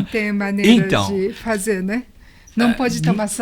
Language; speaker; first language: Portuguese; non-native, learner; Japanese